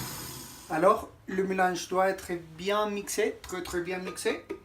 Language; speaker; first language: French; non-native, learner; Spanish